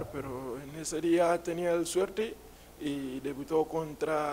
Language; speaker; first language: Portuguese; non-native, learner; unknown